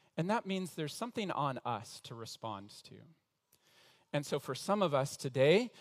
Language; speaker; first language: English; native; English